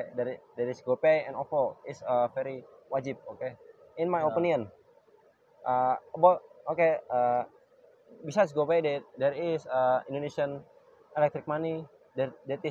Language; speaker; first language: English; non-native, learner; Indonesian